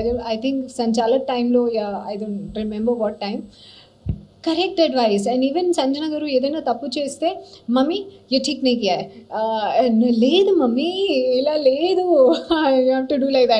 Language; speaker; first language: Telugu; non-native, learner; Hindi